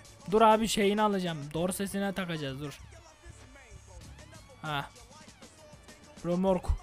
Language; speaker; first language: Turkish; native; Turkish